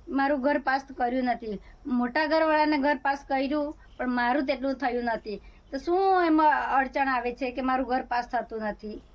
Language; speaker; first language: Gujarati; native; Gujarati